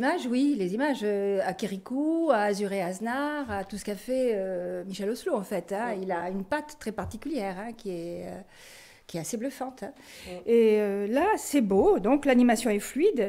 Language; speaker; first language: French; native; French